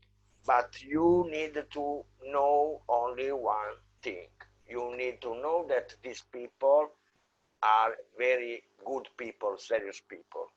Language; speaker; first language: English; non-native, fluent; Italian